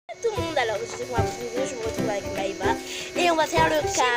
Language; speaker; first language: French; native; French